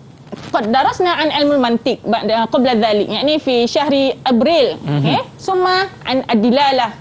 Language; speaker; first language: Arabic; non-native, fluent; Malay